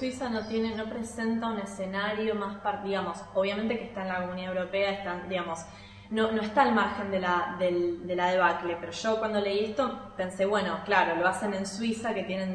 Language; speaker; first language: Spanish; native; Spanish